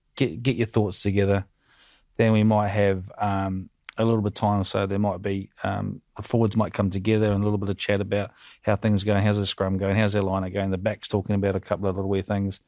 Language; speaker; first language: English; native; English